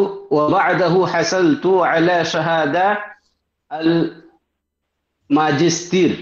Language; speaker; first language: Arabic; non-native, learner; Bangla